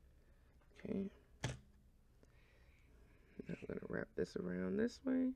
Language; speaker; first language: English; native; English